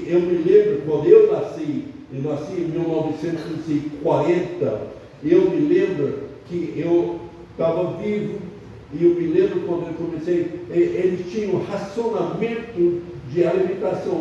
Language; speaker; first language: Portuguese; non-native, fluent; English